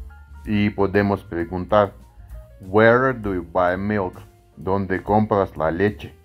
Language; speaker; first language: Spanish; non-native, fluent; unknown